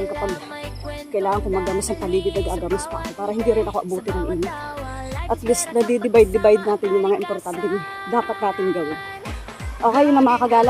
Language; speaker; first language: Filipino; native; Filipino